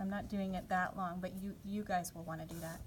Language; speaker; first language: English; native; English